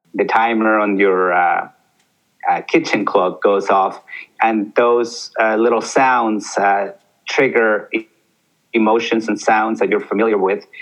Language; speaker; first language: English; early bilingual, other home language; Spanish